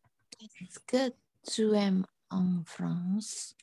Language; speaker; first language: French; non-native, learner; Indonesian